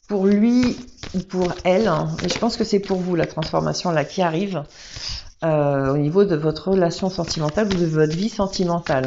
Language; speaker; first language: French; native; French